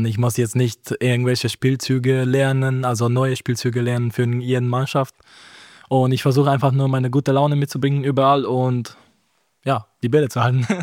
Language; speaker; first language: German; non-native, fluent; Romanian